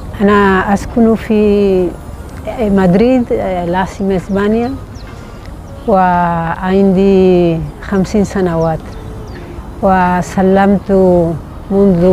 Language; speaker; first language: Arabic; non-native, learner; Spanish